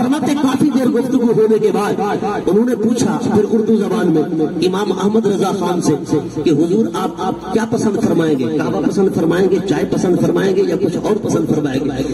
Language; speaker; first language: Urdu; native; Urdu